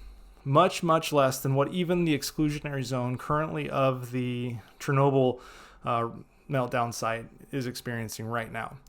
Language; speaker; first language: English; native; English